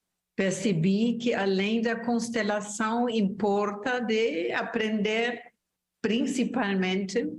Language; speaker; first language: Portuguese; non-native, fluent; German